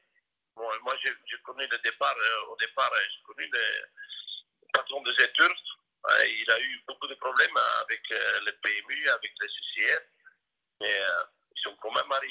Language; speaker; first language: French; non-native, local second language; Dutch